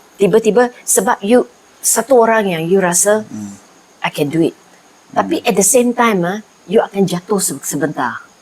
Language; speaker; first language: Malay; non-native, local second language; Chinese